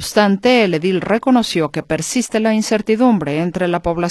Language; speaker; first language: Spanish; native; Spanish